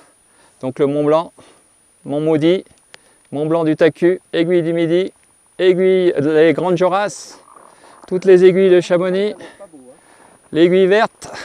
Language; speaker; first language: French; native; French